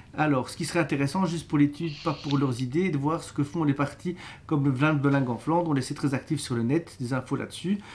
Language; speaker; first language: French; native; French